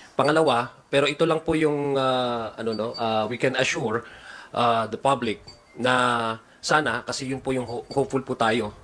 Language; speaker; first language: Filipino; native; Filipino